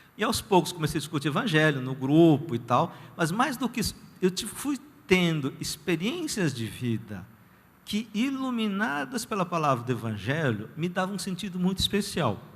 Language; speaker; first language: Portuguese; early bilingual, other home language; Korean